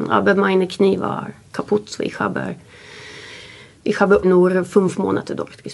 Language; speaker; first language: German; non-native, learner; Swedish